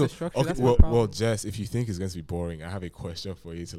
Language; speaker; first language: English; non-native, local second language; Yoruba